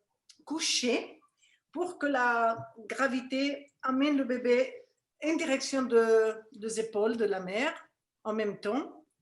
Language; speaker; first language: French; non-native, fluent; Spanish